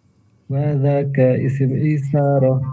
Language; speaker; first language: Arabic; non-native, learner; Indonesian